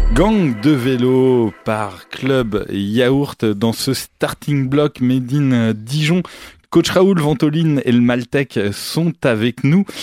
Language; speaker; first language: French; native; French